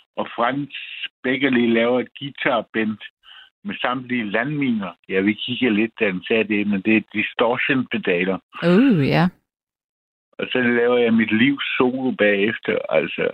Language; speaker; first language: Danish; native; Danish